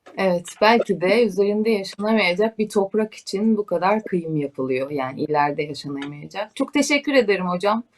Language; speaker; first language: Turkish; native; Turkish